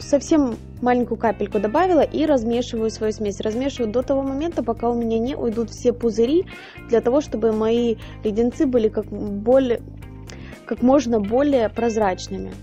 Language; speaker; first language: Russian; native; Russian